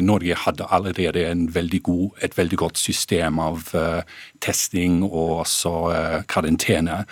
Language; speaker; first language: Norwegian; non-native, fluent; English